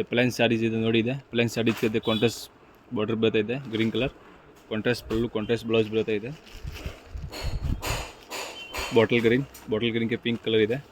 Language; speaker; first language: Kannada; non-native, local second language; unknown